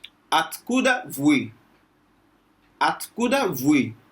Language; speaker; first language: Russian; non-native, learner; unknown